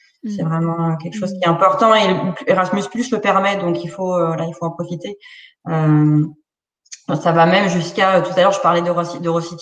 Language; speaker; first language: French; native; French